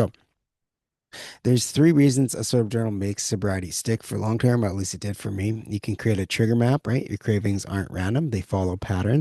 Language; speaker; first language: English; native; English